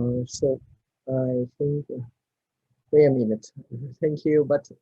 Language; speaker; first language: English; non-native, learner; Vietnamese